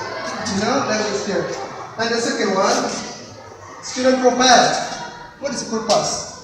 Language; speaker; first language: English; non-native, learner; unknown